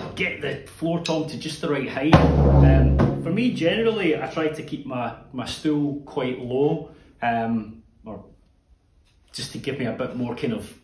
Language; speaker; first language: English; native; English